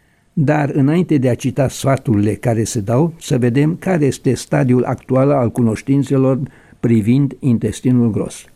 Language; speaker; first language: Romanian; native; Romanian